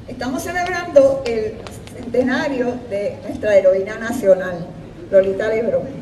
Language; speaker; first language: Spanish; native; Spanish